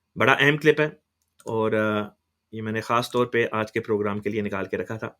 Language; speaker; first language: Urdu; native; Urdu